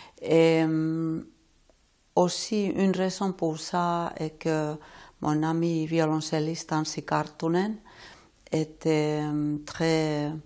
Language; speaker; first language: French; non-native, fluent; Finnish